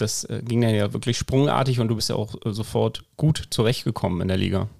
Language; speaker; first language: German; native; German